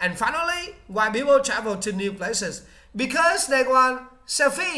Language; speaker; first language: English; non-native, learner; Vietnamese